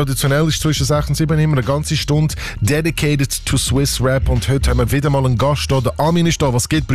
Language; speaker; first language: German; native; German